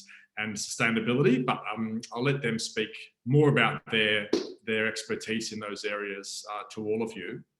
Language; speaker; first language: English; native; English